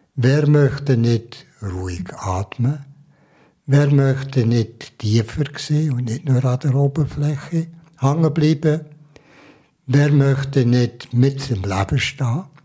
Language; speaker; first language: German; native; German